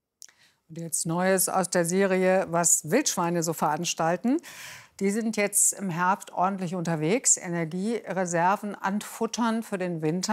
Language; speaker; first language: German; native; German